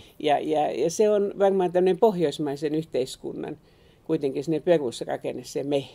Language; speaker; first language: Finnish; native; Finnish